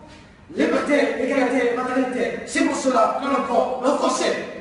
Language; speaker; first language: French; non-native, learner; Arabic